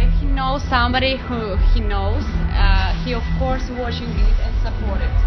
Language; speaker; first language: English; non-native, learner; Russian